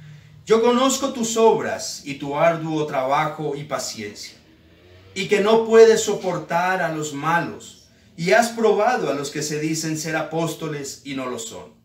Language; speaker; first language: Spanish; native; Spanish